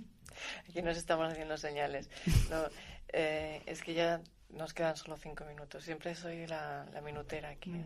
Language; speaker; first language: Spanish; native; Spanish